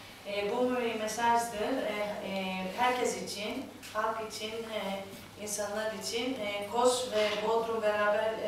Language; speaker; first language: Turkish; non-native, learner; Greek